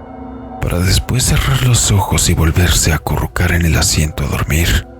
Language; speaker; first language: Spanish; native; Spanish